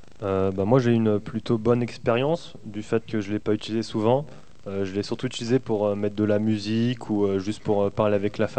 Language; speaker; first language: French; native; French